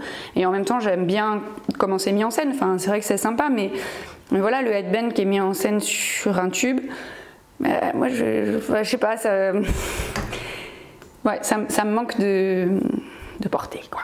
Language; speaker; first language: French; native; French